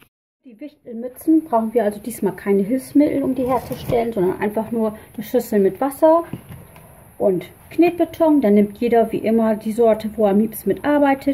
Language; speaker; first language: German; native; German